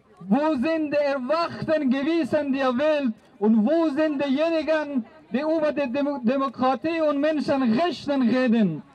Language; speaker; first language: German; non-native, fluent; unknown